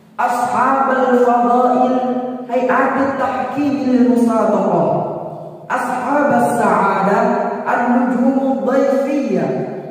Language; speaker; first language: Arabic; non-native, learner; Indonesian